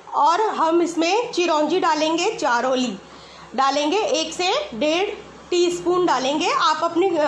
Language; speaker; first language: Hindi; native; Hindi